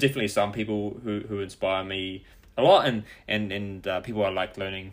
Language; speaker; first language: English; native; English